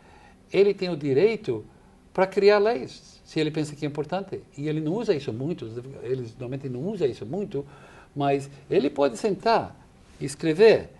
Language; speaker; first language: Portuguese; non-native, fluent; English